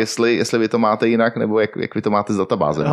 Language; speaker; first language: Czech; native; Czech